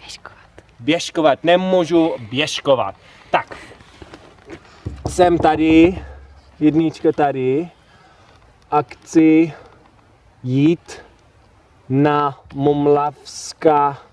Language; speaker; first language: Czech; non-native, learner; English